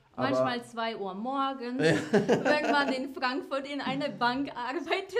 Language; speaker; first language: German; non-native, fluent; Ukrainian